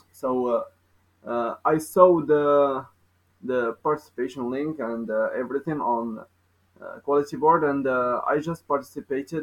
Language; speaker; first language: English; non-native, fluent; Arabic